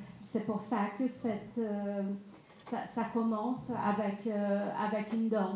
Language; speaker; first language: French; non-native, fluent; Portuguese